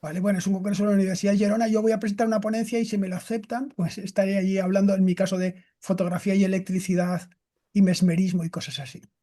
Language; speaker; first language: Spanish; native; Spanish